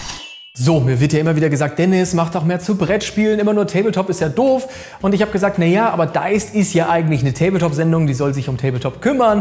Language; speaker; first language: German; native; German